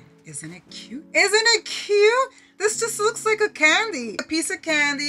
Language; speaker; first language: English; early bilingual, other home language; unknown